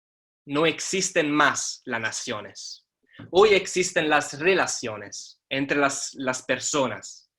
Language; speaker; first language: Spanish; non-native, fluent; Italian